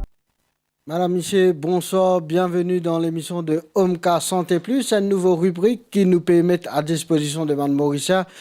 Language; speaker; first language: French; non-native, local second language; Morisyen